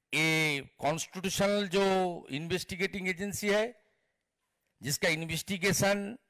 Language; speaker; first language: Hindi; non-native, local second language; Bangla